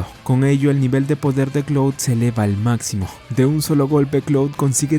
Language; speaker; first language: Spanish; native; Spanish